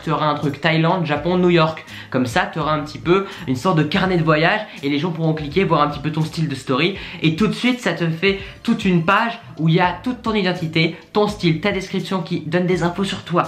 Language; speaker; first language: French; native; French